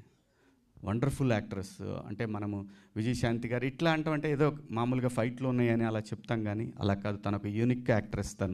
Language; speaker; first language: Telugu; native; Telugu